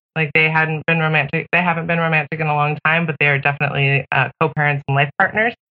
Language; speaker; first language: English; native; English